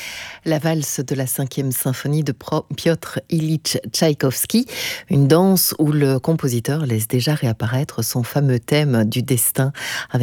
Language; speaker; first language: French; native; French